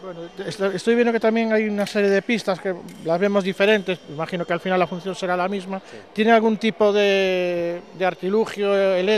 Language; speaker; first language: Spanish; native; Spanish